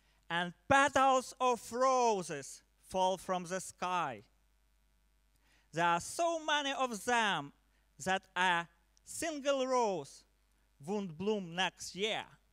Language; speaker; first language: English; non-native, learner; Ukrainian